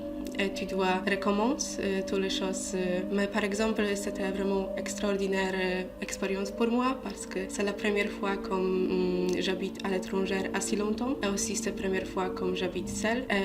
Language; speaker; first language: French; non-native, fluent; Polish